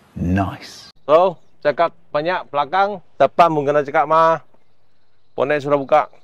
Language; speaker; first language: Malay; non-native, local second language; Chinese